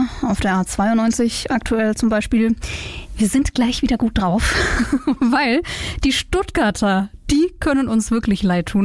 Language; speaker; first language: German; native; German